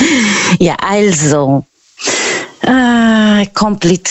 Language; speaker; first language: German; non-native, fluent; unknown